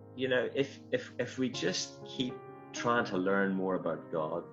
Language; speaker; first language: English; native; English